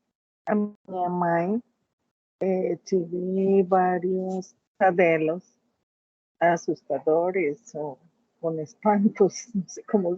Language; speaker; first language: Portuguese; non-native, learner; Spanish